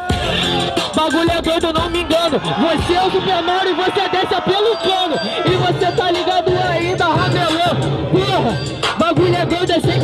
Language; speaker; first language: Portuguese; native; Portuguese